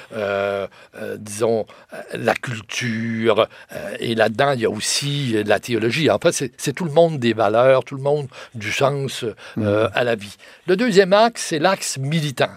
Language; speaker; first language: French; native; French